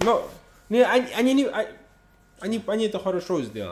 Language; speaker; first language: Russian; non-native, learner; English